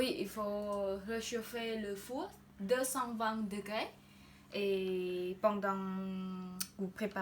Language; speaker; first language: French; non-native, learner; Khmer